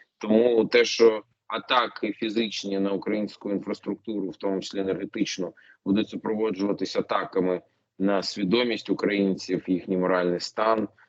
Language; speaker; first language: Ukrainian; non-native, local second language; Russian